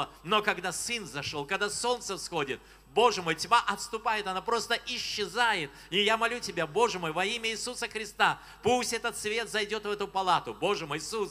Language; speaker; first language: Russian; native; Russian